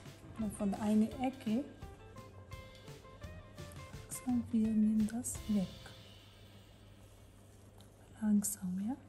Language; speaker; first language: German; non-native, learner; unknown